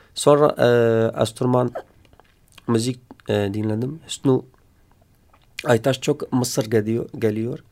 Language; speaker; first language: Turkish; non-native, learner; Kurdish